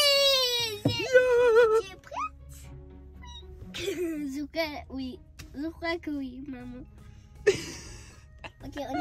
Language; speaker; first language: French; early bilingual, heritage; French